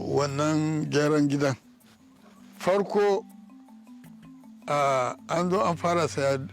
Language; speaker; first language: Hausa; non-native, local second language; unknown